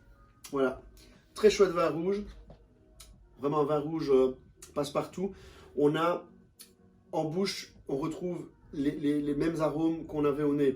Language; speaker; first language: French; native; French